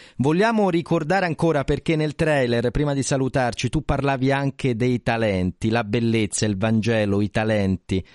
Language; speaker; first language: Italian; native; Italian